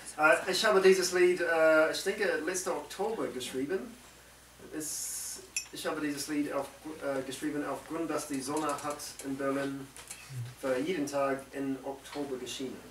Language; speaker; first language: German; non-native, learner; English